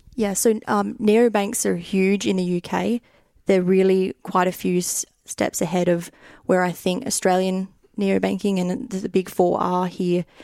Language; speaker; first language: English; native; English